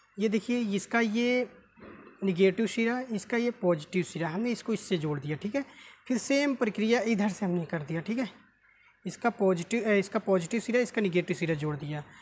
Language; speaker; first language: Hindi; native; Hindi